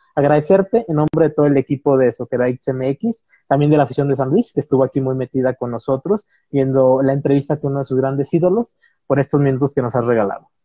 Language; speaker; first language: Spanish; native; Spanish